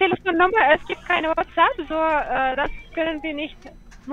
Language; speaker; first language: German; non-native, learner; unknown